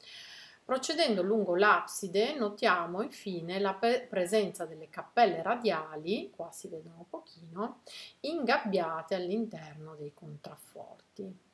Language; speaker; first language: Italian; native; Italian